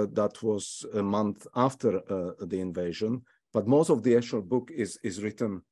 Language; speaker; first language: English; non-native, fluent; Slovak